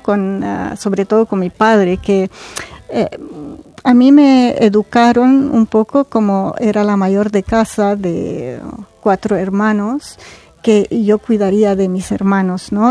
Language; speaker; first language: Spanish; non-native, fluent; Arabic